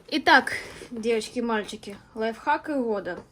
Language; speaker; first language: Russian; native; Russian